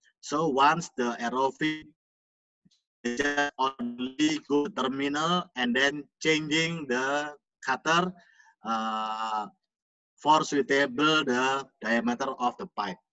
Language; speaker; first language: English; non-native, fluent; Indonesian